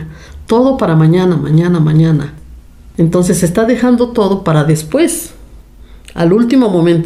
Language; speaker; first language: Spanish; native; Spanish